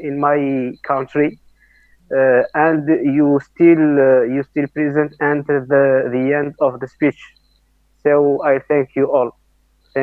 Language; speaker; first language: English; non-native, learner; Arabic